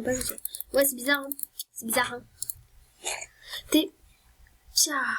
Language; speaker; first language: French; native; French